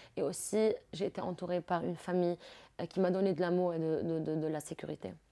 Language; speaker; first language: French; non-native, local second language; Arabic